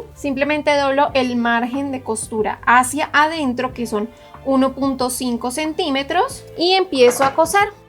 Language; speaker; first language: Spanish; native; Spanish